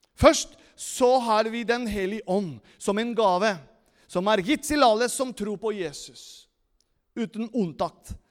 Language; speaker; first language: Norwegian; non-native, fluent; Spanish